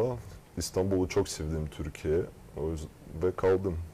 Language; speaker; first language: Turkish; non-native, fluent; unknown